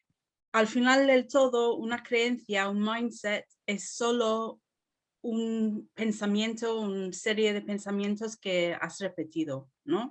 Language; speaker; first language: Spanish; non-native, fluent; English